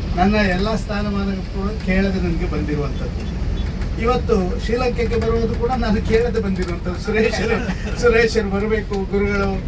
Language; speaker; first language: Kannada; native; Kannada